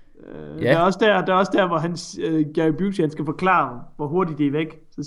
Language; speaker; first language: Danish; native; Danish